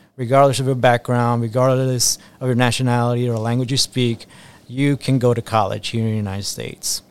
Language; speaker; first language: English; early bilingual, other home language; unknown